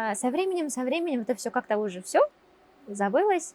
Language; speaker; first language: Russian; non-native, local second language; Kazakh